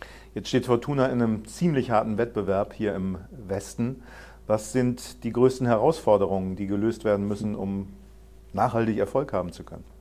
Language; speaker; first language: German; native; German